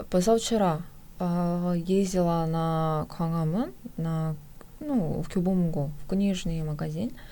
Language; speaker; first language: Russian; non-native, fluent; Korean